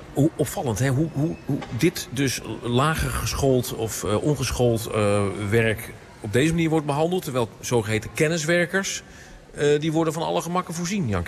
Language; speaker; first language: Dutch; native; Dutch